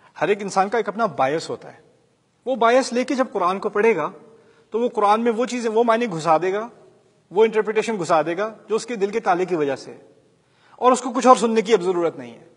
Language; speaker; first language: Urdu; early bilingual, heritage; Urdu